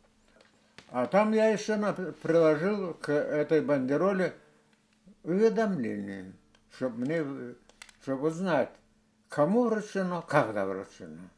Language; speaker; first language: Russian; non-native, local second language; Karachay-Balkar